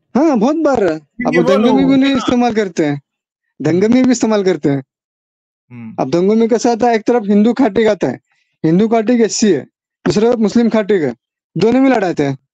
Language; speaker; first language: Hindi; non-native, local second language; Marathi